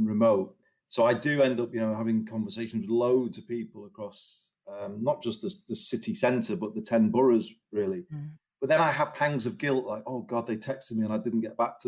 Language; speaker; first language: English; native; English